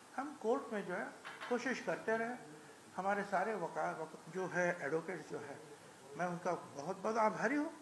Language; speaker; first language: Hindi; non-native, local second language; Marathi